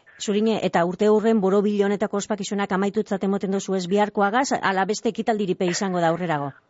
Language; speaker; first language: Basque; native; Basque